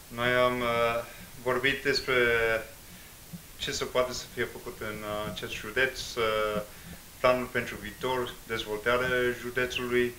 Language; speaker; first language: Romanian; non-native, fluent; English